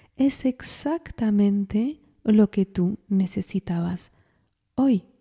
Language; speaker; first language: Spanish; non-native, fluent; French